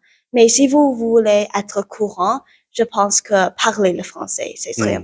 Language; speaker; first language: French; non-native, learner; English